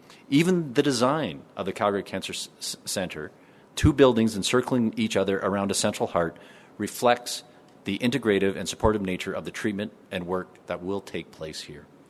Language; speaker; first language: English; native; English